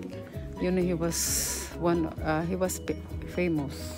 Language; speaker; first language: English; non-native, learner; Filipino